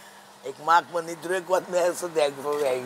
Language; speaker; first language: Dutch; non-native, fluent; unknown